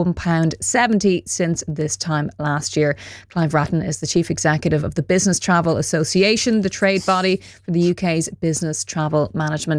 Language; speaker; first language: English; native; English